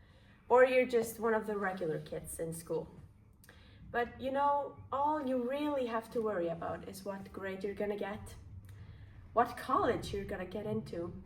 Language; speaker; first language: English; non-native, learner; Icelandic